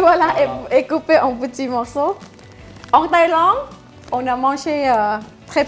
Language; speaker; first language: French; non-native, learner; Thai